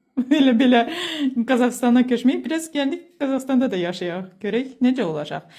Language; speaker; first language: Azerbaijani; non-native, fluent; Russian